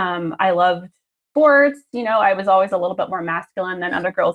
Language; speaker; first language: English; native; English